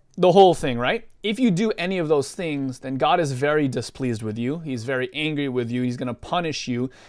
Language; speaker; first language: English; native; English